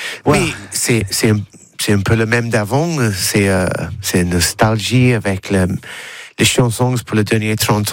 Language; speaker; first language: French; non-native, learner; English